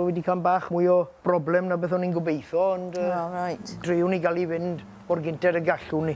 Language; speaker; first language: Welsh; native; Welsh